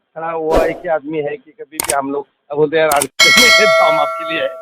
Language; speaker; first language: Hindi; non-native, local second language; Marathi